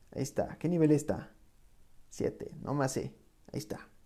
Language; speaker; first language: Spanish; native; Spanish